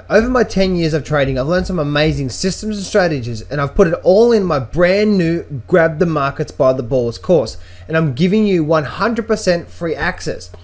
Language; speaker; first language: English; native; English